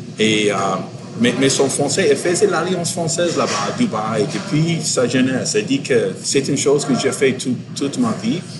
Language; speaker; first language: French; non-native, fluent; English